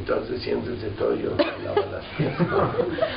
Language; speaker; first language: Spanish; non-native, fluent; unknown